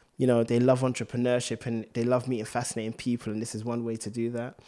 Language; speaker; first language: English; native; English